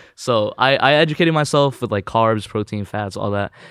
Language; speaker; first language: English; early bilingual, other home language; Filipino